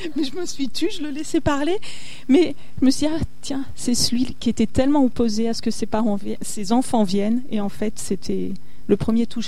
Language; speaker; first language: French; native; French